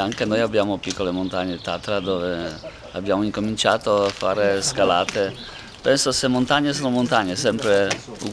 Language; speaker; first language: Italian; non-native, learner; Polish